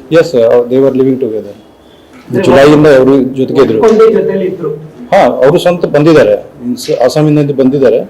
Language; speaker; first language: Kannada; non-native, local second language; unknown